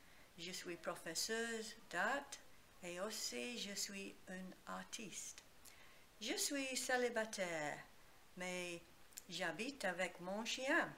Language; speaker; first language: French; non-native, learner; English